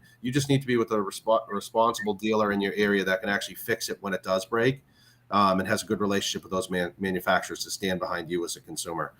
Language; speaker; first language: English; native; English